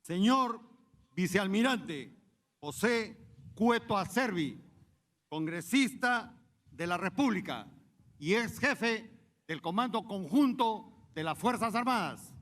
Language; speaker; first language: Spanish; native; Spanish